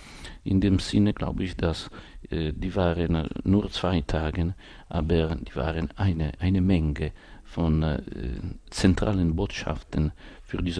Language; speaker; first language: German; non-native, fluent; Italian